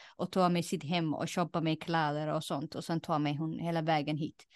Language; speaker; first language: Swedish; non-native, fluent; Somali